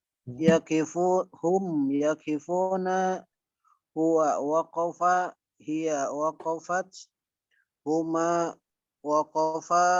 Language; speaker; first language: Arabic; non-native, learner; Indonesian